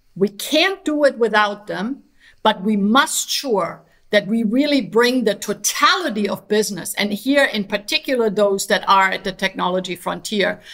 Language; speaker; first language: English; non-native, fluent; German